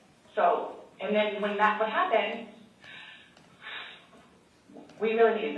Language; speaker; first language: English; native; English